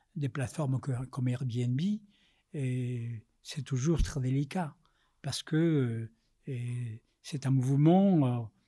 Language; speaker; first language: French; non-native, fluent; Spanish